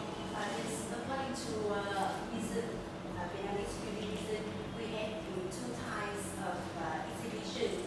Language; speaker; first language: English; non-native, local second language; Vietnamese